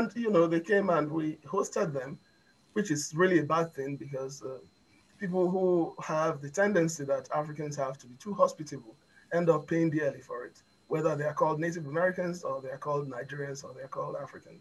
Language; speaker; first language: English; non-native, local second language; Igbo